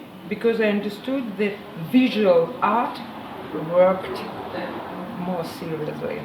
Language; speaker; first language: English; non-native, learner; Ukrainian